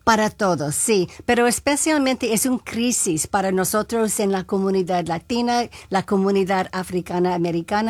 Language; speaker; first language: Spanish; non-native, local second language; English